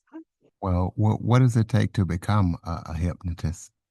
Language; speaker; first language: English; native; English